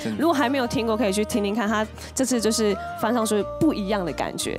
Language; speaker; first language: Chinese; native; Chinese